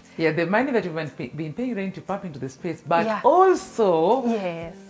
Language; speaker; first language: English; non-native, local second language; Luo (Kenya and Tanzania)